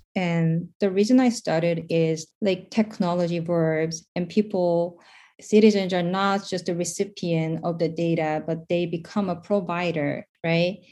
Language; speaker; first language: English; non-native, fluent; Korean